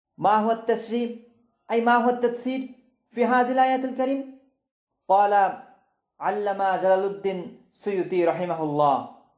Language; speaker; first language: Arabic; non-native, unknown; Bangla